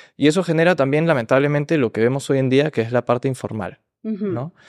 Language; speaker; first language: Spanish; early bilingual, heritage; Spanish